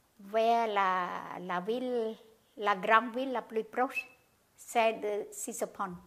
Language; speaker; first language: French; non-native, learner; Khmer